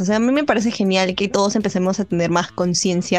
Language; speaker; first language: Spanish; native; Spanish